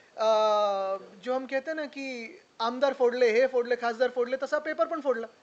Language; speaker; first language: Hindi; non-native, local second language; Marathi